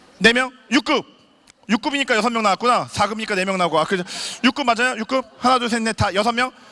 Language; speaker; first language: Korean; native; Korean